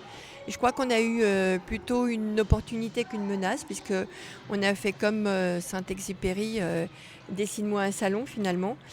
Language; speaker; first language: French; native; French